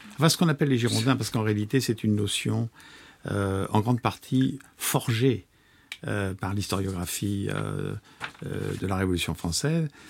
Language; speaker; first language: French; native; French